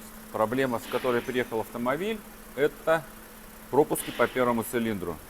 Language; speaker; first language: Russian; native; Russian